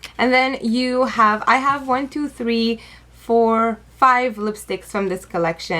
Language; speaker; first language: English; native; English